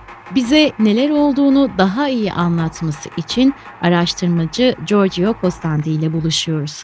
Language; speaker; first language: Turkish; native; Turkish